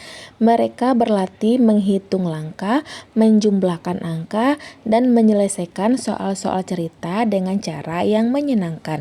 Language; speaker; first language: Indonesian; native; Indonesian